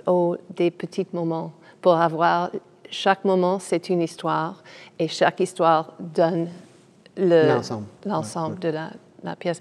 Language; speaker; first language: French; non-native, fluent; English